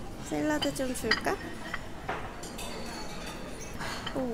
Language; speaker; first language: Korean; native; Korean